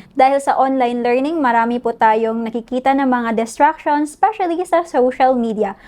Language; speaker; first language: Filipino; non-native, local second language; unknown